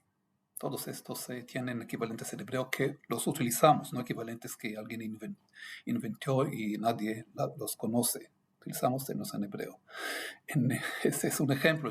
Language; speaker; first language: Spanish; non-native, fluent; Hebrew